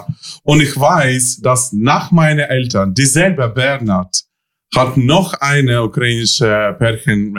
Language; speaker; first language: German; non-native, learner; Ukrainian